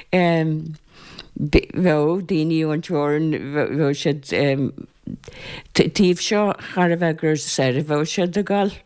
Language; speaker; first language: Irish; native; Irish